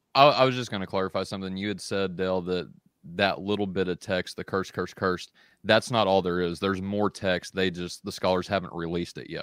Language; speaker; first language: English; native; English